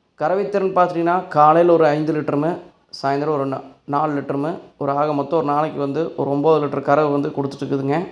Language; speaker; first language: Tamil; native; Tamil